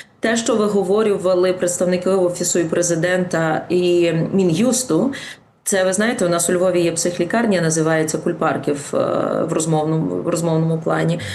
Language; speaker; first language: Ukrainian; native; Ukrainian